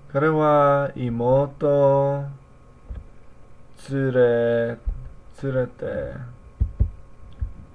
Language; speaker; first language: Japanese; non-native, learner; English